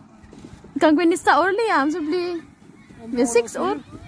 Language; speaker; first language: Swedish; non-native, learner; Cebuano